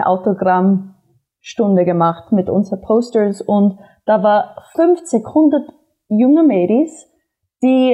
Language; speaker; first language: German; non-native, fluent; English